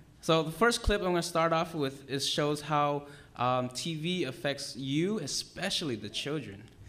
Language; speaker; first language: English; early bilingual, other home language; Vietnamese